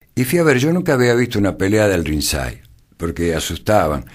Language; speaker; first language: Spanish; native; Spanish